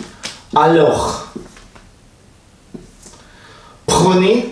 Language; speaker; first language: French; non-native, learner; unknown